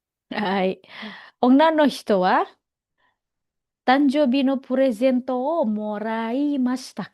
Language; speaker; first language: Japanese; non-native, fluent; Indonesian